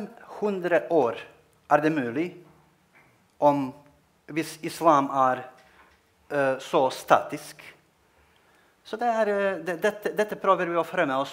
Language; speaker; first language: Norwegian; non-native, fluent; Bosnian